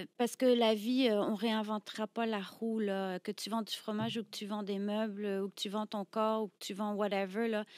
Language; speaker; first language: French; native; French